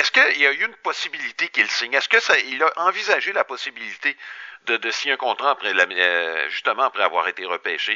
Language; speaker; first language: French; native; French